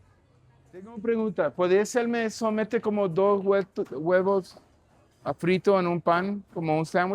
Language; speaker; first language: Spanish; non-native, learner; English